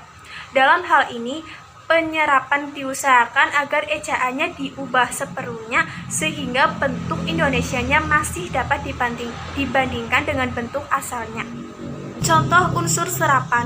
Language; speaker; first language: Indonesian; native; Indonesian